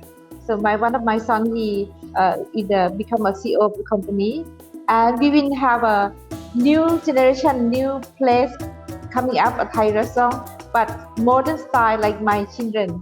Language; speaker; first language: English; non-native, fluent; Thai